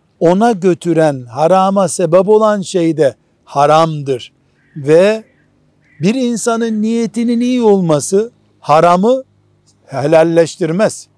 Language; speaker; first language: Turkish; native; Turkish